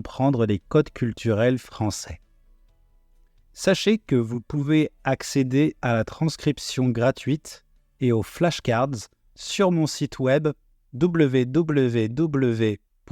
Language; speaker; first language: French; native; French